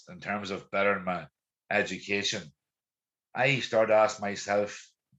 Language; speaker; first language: English; native; English